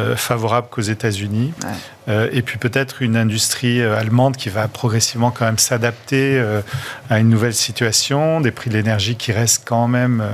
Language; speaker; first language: French; non-native, fluent; Portuguese